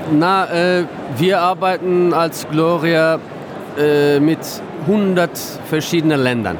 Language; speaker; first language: German; non-native, fluent; Turkish